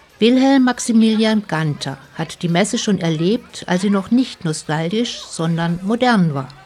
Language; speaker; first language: German; native; German